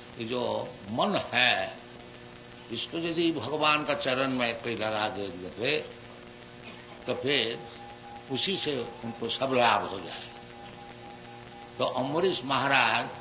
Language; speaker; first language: Hindi; non-native, local second language; Bangla